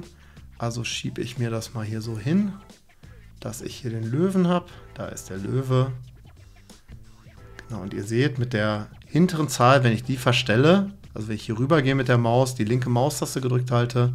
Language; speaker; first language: German; native; German